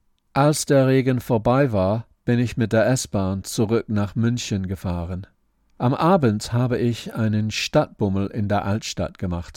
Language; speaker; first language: German; non-native, fluent; English